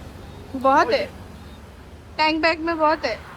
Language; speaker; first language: Hindi; non-native, local second language; Bangla